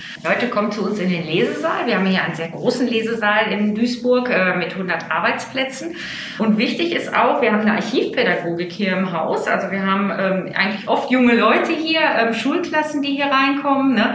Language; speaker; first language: German; native; German